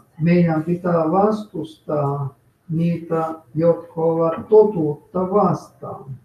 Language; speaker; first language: Finnish; non-native, fluent; Russian